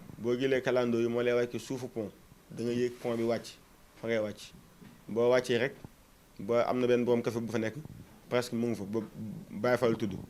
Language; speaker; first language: Wolof; non-native, local second language; Fula